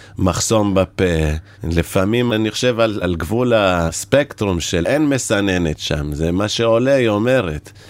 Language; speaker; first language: Hebrew; native; Hebrew